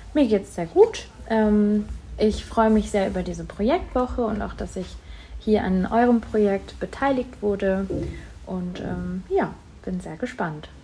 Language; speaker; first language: German; native; German